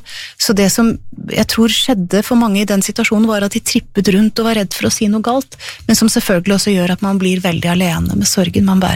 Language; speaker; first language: Norwegian; native; Norwegian